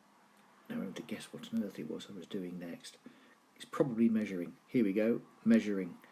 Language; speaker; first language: English; native; English